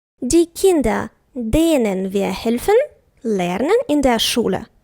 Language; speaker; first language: German; non-native, fluent; Ukrainian